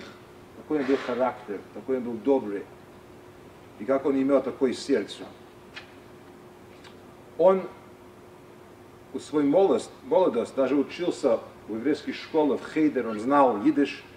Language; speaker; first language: Russian; non-native, fluent; English